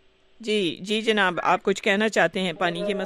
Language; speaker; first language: Urdu; native; Urdu